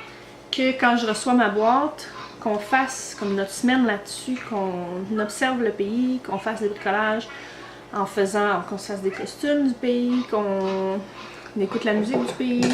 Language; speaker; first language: French; native; French